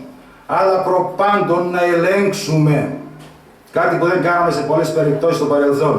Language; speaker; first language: Greek; native; Greek